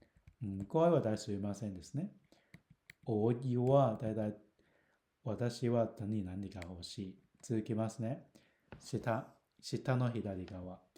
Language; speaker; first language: Japanese; non-native, fluent; Cantonese